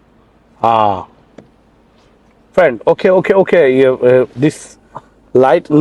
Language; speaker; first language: English; non-native, learner; Bangla